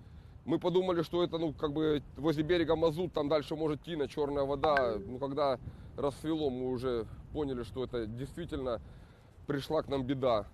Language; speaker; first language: Russian; native; Russian